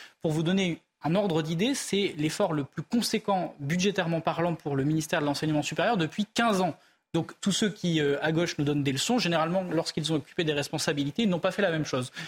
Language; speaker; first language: French; native; French